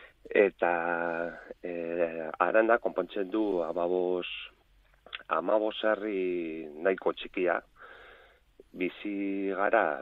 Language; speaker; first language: Basque; non-native, local second language; Spanish